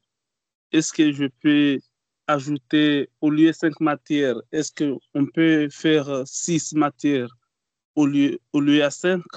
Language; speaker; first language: French; non-native, learner; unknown